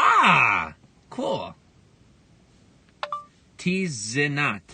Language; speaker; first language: Russian; non-native, learner; English